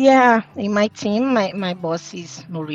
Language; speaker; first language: English; non-native, learner; Portuguese